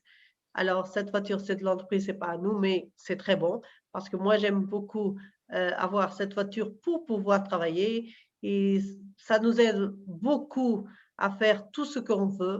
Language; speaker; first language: French; non-native, fluent; Portuguese